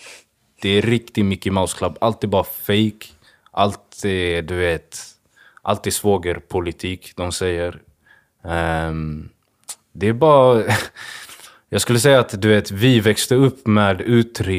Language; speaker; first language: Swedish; early bilingual, other home language; Swahili